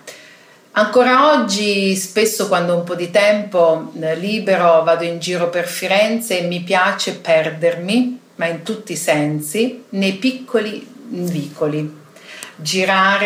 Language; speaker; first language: Italian; native; Italian